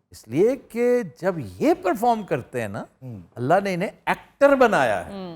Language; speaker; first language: Urdu; non-native, local second language; Punjabi